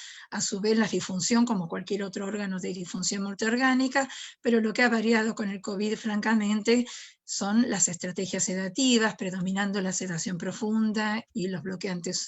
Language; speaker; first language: Spanish; native; Spanish